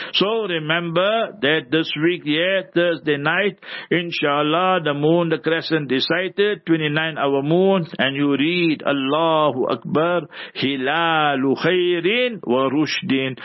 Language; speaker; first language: English; early bilingual, other home language; Urdu